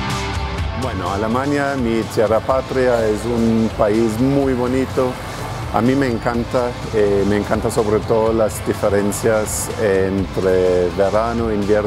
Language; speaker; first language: Spanish; non-native, fluent; German